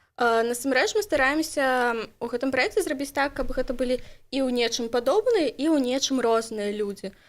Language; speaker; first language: Belarusian; native; Belarusian